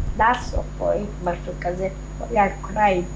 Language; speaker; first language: Hebrew; non-native, fluent; Polish